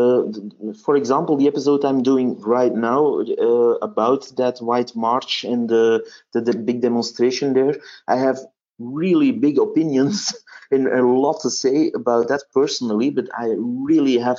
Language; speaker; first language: English; non-native, fluent; Dutch